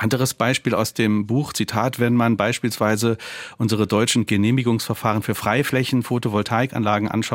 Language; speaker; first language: German; native; German